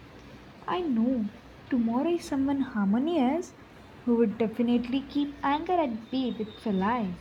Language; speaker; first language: English; non-native, local second language; Gujarati